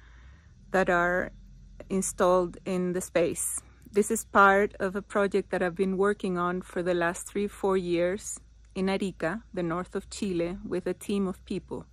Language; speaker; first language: English; non-native, fluent; Spanish